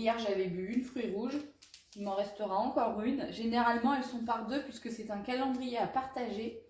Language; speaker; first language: French; native; French